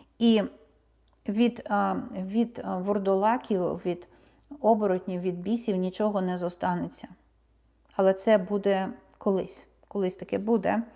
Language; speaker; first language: Ukrainian; native; Ukrainian